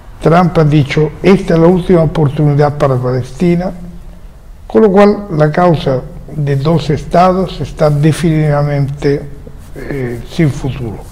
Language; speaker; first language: Spanish; non-native, fluent; Italian